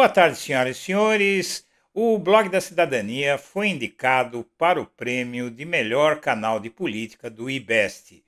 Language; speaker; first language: Portuguese; native; Portuguese